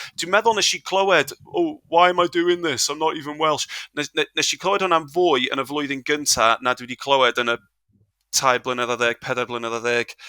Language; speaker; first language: Welsh; non-native, local second language; English